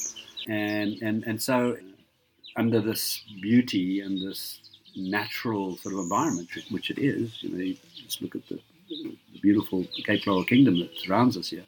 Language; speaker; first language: English; native; English